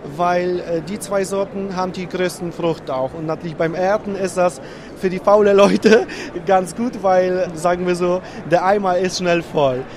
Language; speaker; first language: German; non-native, fluent; Polish